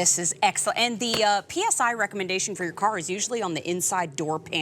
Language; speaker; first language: English; native; English